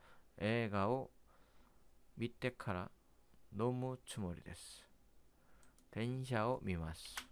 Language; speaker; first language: Japanese; non-native, learner; Korean